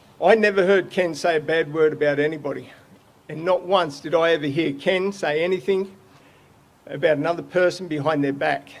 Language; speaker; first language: English; native; English